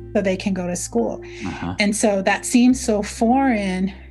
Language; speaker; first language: English; early bilingual, other home language; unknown